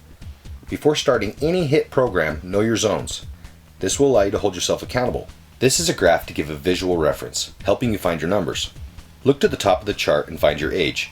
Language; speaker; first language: English; native; English